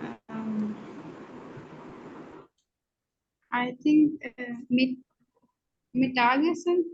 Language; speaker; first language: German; non-native, learner; Urdu